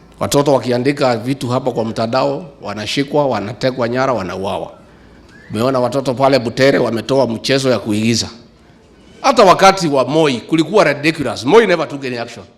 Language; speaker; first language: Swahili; non-native, local second language; Kikuyu